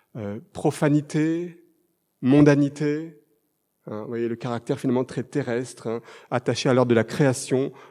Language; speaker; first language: French; native; French